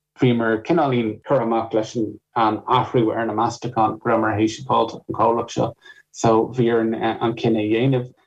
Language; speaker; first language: Irish; non-native, local second language; English